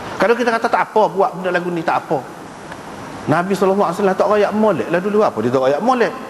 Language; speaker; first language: Malay; native; Malay